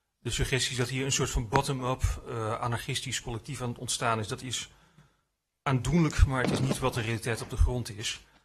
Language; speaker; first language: Dutch; native; Dutch